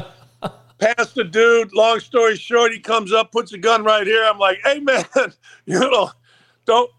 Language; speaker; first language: English; native; English